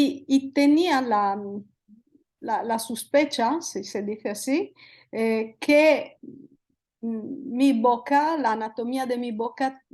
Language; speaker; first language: Spanish; non-native, fluent; Italian